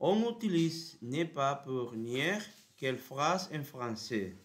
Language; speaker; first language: French; non-native, learner; Spanish